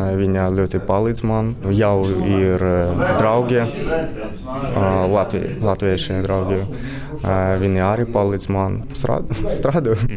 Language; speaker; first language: Latvian; non-native, learner; Russian